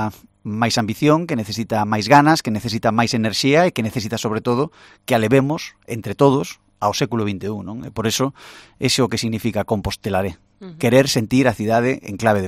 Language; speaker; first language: Galician; non-native, local second language; Spanish